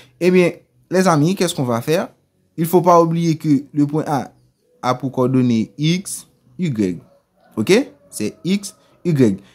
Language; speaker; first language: French; non-native, local second language; Haitian Creole